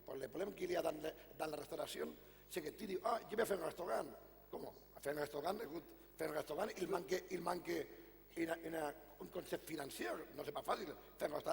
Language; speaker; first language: French; non-native, fluent; Catalan